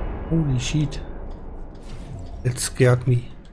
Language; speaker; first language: English; non-native, learner; German